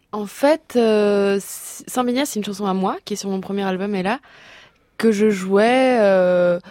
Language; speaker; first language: French; early bilingual, other home language; Portuguese